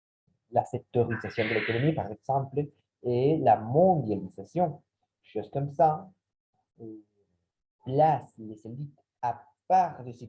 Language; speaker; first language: French; non-native, learner; Spanish